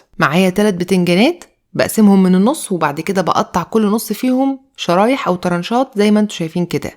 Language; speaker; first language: Arabic; native; Arabic